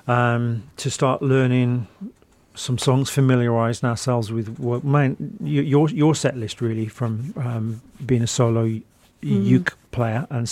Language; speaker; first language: English; native; English